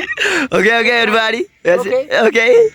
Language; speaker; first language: English; non-native, learner; Nepali